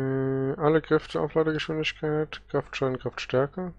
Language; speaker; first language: German; native; German